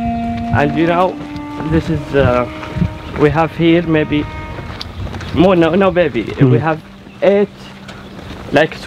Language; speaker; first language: English; non-native, learner; Arabic